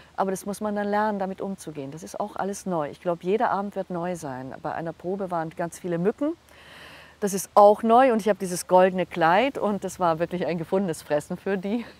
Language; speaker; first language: German; non-native, local second language; Hungarian